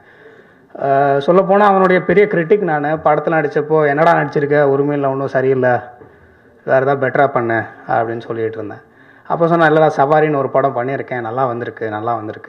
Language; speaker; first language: Tamil; native; Tamil